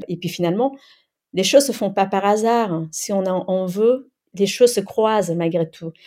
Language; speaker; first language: French; early bilingual, other home language; Khmer